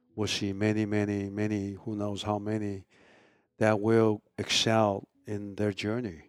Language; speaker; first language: English; early bilingual, other home language; Chinese